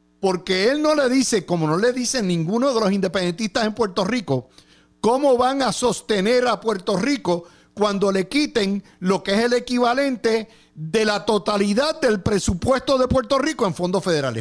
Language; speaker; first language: Spanish; native; Spanish